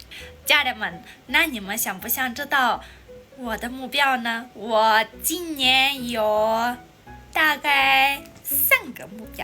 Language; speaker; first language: Chinese; non-native, fluent; Armenian